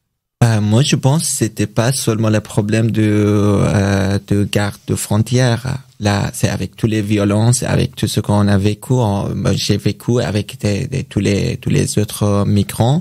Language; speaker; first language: French; non-native, learner; Persian